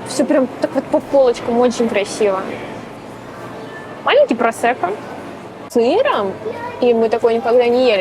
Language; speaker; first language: Russian; native; Russian